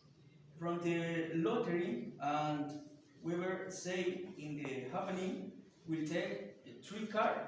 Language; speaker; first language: English; non-native, learner; Spanish